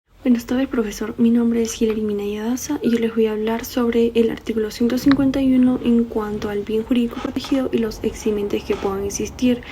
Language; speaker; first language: Spanish; native; Spanish